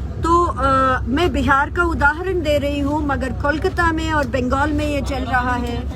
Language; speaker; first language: Hindi; non-native, local second language; Telugu